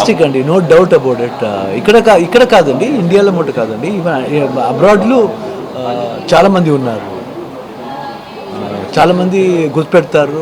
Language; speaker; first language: Telugu; non-native, learner; Kannada